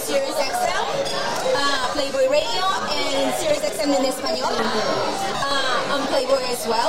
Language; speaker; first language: English; non-native, learner; Chinese